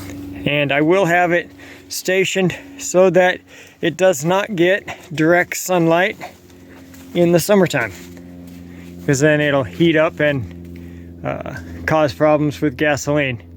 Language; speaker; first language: English; native; English